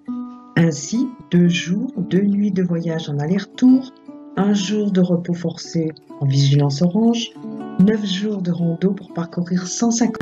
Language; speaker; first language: French; native; French